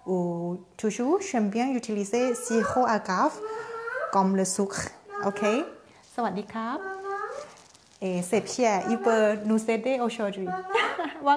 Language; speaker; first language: French; non-native, learner; Thai